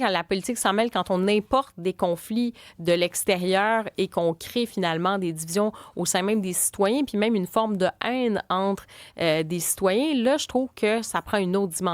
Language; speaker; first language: French; native; French